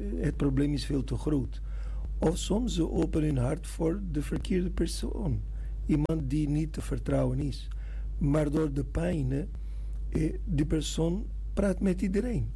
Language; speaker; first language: Dutch; non-native, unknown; Portuguese